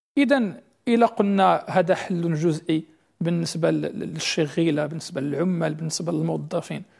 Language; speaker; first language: Arabic; native; Arabic